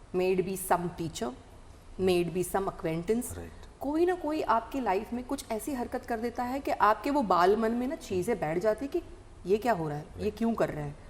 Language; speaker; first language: Hindi; non-native, local second language; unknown